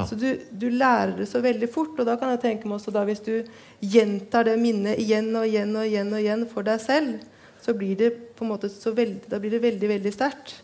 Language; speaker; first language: Norwegian; native; Norwegian